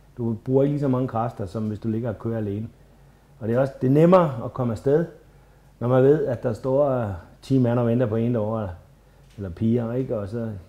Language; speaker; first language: Danish; native; Danish